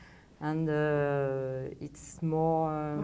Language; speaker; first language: English; non-native, learner; French